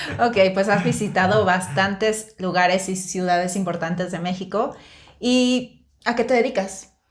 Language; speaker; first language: Spanish; native; Spanish